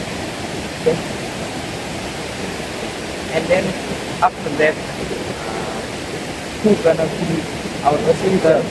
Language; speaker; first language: English; non-native, learner; Indonesian